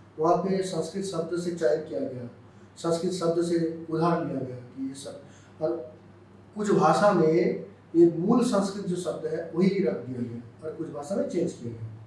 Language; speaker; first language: Hindi; non-native, local second language; Bangla